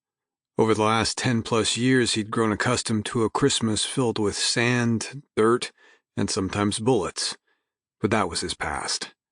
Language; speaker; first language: English; native; English